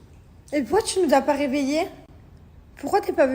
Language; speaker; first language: French; native; French